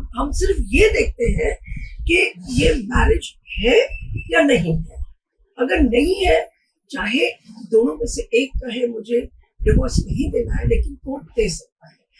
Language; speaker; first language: Hindi; non-native, local second language; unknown